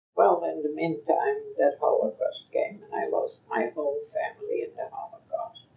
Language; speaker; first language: English; non-native, fluent; Yiddish